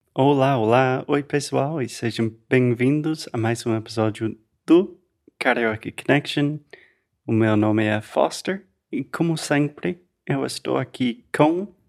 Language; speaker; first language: Portuguese; non-native, fluent; English